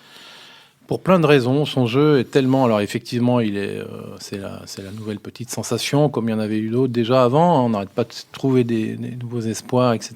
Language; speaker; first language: French; native; French